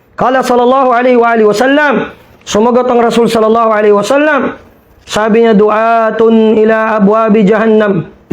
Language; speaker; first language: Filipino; non-native, local second language; Maranao